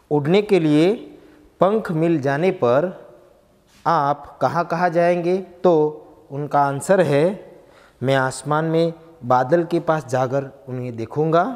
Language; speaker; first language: Hindi; non-native, local second language; Gujarati